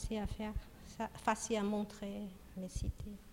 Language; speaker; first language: French; non-native, learner; Chinese